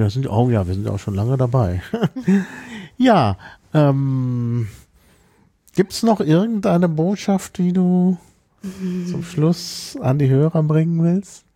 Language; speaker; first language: German; native; German